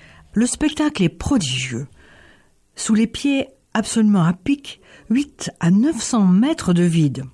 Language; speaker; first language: French; native; French